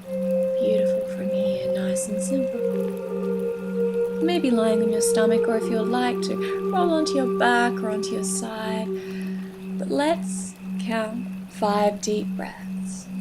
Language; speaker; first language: English; native; English